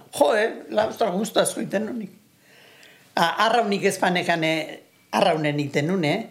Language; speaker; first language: Basque; native; Basque